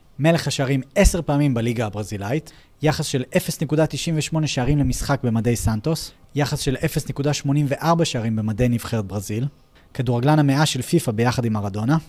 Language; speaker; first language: Hebrew; native; Hebrew